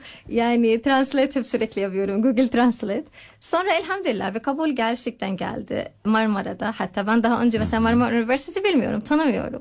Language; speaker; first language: Turkish; non-native, learner; Arabic